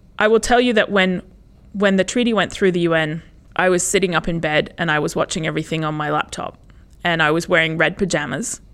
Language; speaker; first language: English; early bilingual, other home language; Spanish